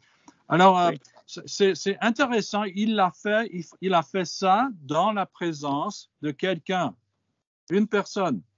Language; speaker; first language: French; non-native, fluent; English